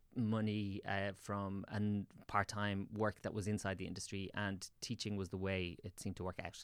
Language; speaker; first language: English; native; English